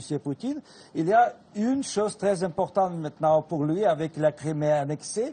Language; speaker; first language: French; non-native, fluent; Russian